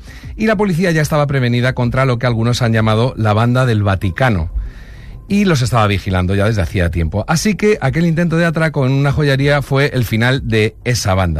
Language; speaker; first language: Spanish; native; Spanish